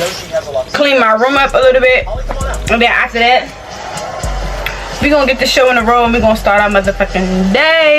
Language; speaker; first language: English; native; English